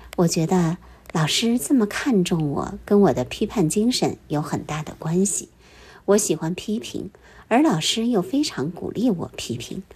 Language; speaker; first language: Chinese; native; Chinese